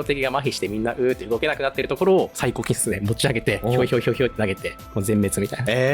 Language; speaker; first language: Japanese; native; Japanese